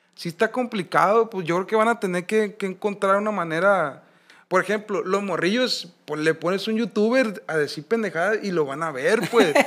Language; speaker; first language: Spanish; native; Spanish